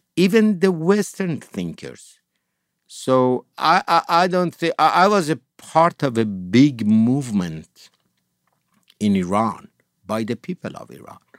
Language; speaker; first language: English; non-native, fluent; Persian